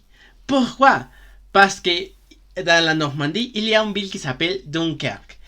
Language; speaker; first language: French; non-native, learner; Spanish